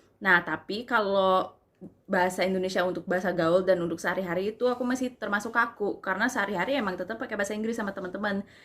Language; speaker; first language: Indonesian; early bilingual, heritage; English